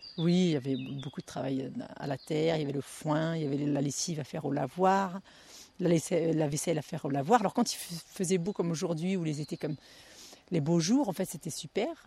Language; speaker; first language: French; native; French